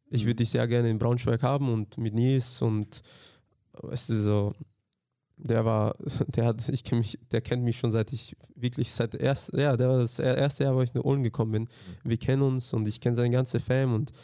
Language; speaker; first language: German; native; German